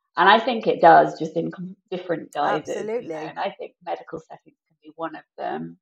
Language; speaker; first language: English; native; English